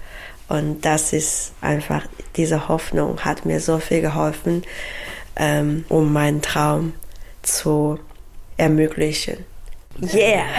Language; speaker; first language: German; non-native, learner; Chinese